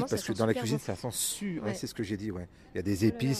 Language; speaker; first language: French; native; French